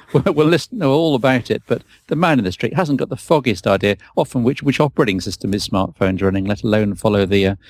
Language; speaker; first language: English; native; English